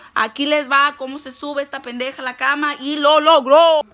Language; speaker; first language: Spanish; early bilingual, heritage; Spanish